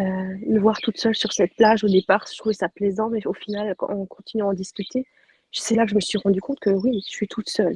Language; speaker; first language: French; native; French